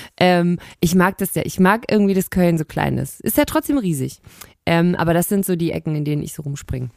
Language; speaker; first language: German; native; German